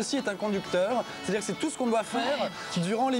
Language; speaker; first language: French; native; French